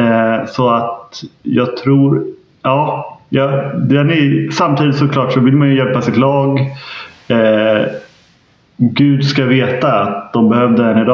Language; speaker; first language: Swedish; native; Swedish